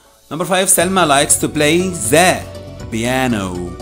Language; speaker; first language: English; non-native, fluent; Arabic